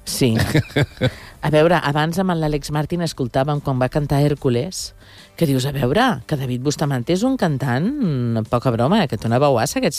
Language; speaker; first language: Catalan; native; Catalan